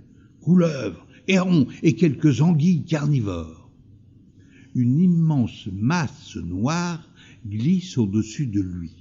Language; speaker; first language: French; native; French